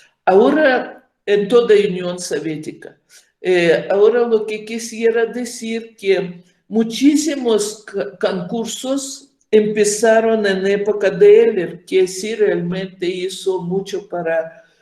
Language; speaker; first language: Spanish; non-native, fluent; Ukrainian